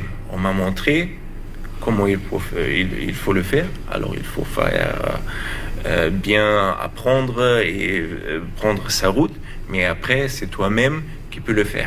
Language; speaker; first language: French; non-native, learner; German